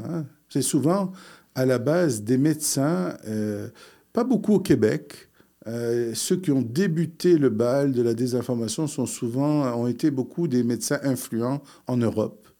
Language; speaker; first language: French; early bilingual, other home language; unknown